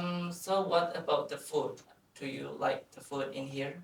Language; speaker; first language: English; non-native, fluent; Indonesian